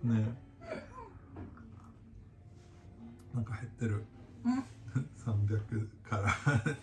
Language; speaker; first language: Japanese; non-native, fluent; Swedish